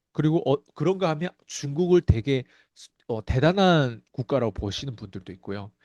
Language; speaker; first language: Korean; non-native, fluent; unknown